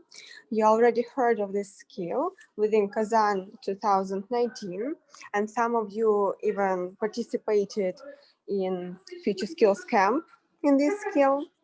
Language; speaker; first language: English; non-native, fluent; Russian